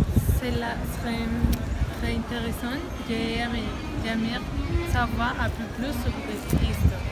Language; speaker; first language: French; non-native, learner; Spanish